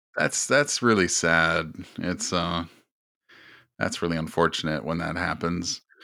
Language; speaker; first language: English; native; English